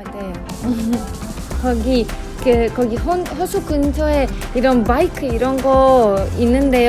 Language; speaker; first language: Korean; non-native, learner; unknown